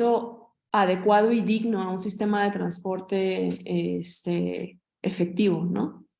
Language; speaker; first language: Spanish; native; Spanish